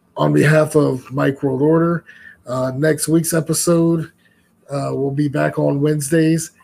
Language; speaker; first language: English; native; English